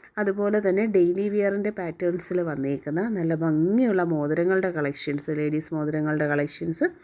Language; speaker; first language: Malayalam; native; Malayalam